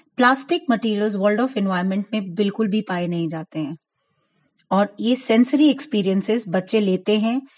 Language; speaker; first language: Hindi; non-native, local second language; Gujarati